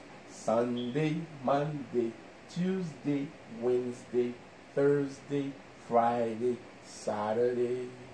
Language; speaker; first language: English; non-native, fluent; Haitian Creole